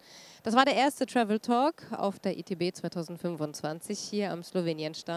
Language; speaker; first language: German; native; German